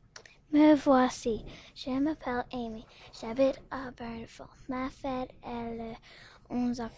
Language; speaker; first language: French; non-native, learner; English